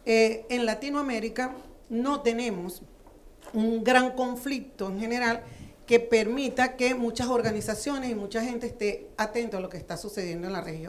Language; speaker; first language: Spanish; native; Spanish